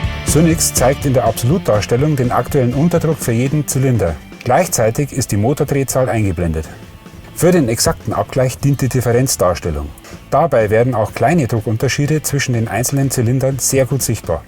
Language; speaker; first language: German; native; German